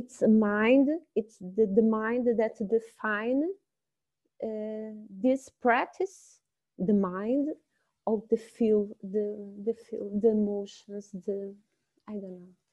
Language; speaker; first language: English; non-native, learner; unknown